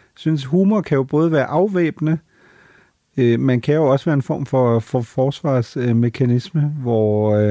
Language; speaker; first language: Danish; non-native, fluent; German